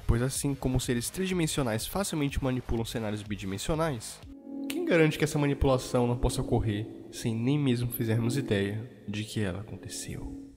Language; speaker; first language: Portuguese; native; Portuguese